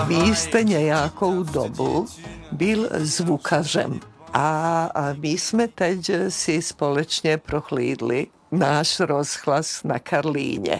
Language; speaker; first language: Czech; native; Czech